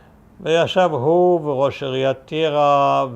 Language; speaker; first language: Hebrew; early bilingual, other home language; German